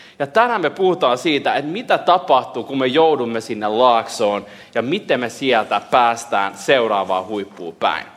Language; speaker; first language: Finnish; early bilingual, heritage; Finnish